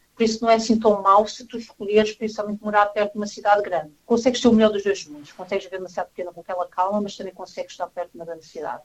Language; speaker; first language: Portuguese; native; Portuguese